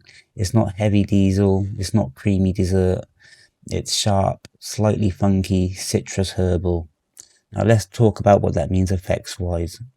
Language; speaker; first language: English; native; English